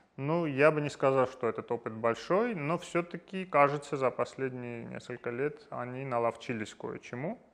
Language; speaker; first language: Russian; non-native, fluent; Armenian